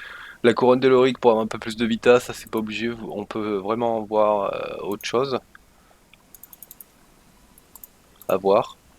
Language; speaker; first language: French; native; French